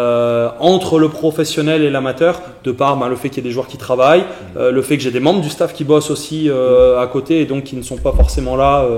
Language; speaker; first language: French; native; French